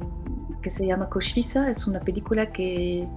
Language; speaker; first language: Spanish; non-native, fluent; French